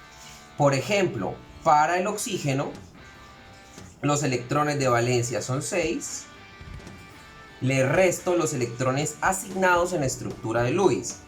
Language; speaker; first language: Spanish; native; Spanish